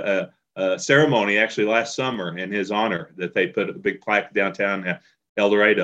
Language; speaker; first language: English; native; English